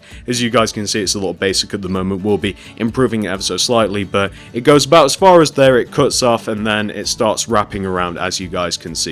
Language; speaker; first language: English; native; English